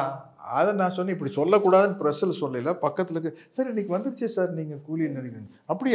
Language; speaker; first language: Tamil; native; Tamil